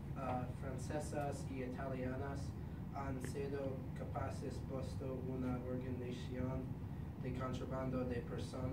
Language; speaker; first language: Spanish; non-native, learner; English